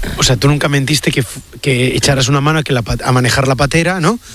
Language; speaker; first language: Spanish; native; Spanish